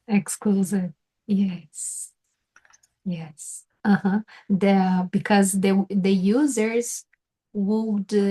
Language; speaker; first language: English; non-native, fluent; Portuguese